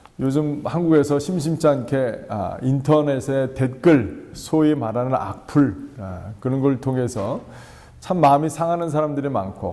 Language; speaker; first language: Korean; native; Korean